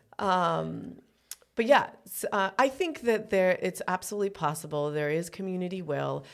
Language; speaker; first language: English; early bilingual, other home language; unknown